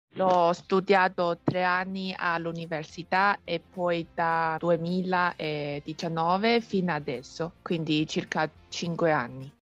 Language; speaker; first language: Italian; non-native, fluent; Chinese